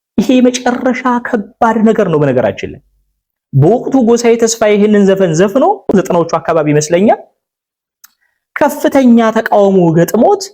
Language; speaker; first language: Amharic; native; Amharic